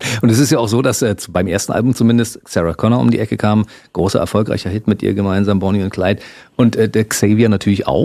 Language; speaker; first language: German; native; German